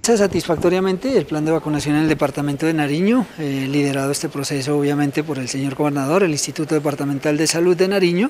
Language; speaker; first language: Spanish; native; Spanish